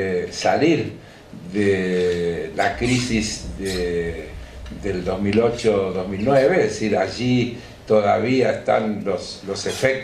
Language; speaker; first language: Spanish; native; Spanish